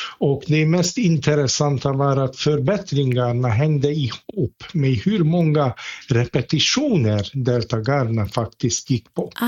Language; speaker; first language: Swedish; non-native, fluent; Hungarian